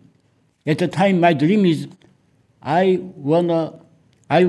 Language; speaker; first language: English; non-native, learner; Korean